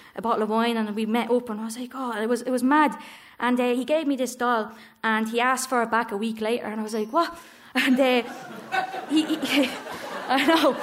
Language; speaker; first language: English; native; English